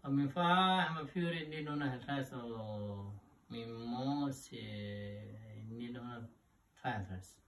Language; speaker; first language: Danish; non-native, learner; Nepali